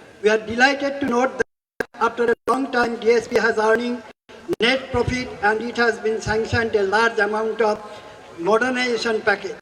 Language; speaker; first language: English; non-native, local second language; Bangla